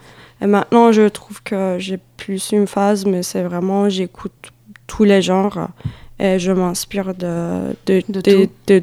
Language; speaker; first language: French; non-native, fluent; Turkish